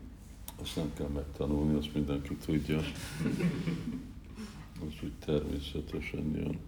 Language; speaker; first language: Hungarian; early bilingual, heritage; Hungarian